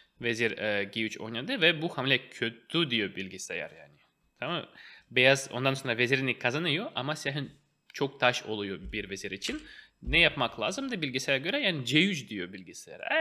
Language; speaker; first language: Turkish; non-native, fluent; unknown